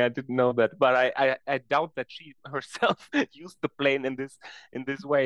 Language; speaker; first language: English; non-native, fluent; German